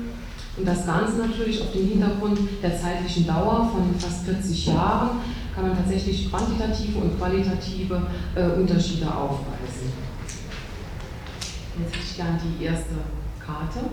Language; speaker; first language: German; native; German